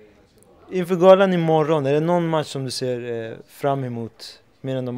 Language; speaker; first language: Swedish; native; Swedish